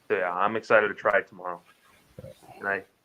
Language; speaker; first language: English; native; English